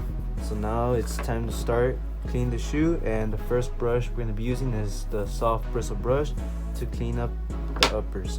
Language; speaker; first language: English; native; English